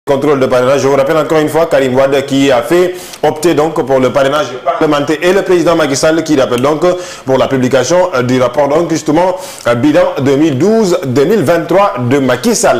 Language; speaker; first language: French; non-native, local second language; Wolof